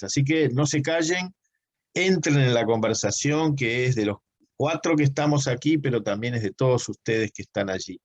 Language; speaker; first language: Spanish; native; Spanish